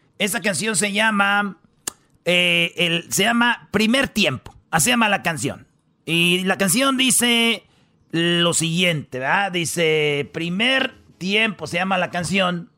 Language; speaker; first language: Spanish; native; Spanish